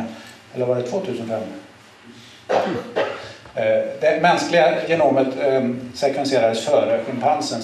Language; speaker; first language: Swedish; native; Swedish